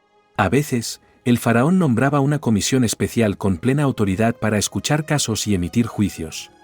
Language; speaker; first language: Spanish; native; Spanish